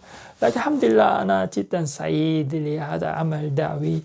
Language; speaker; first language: Arabic; non-native, learner; Korean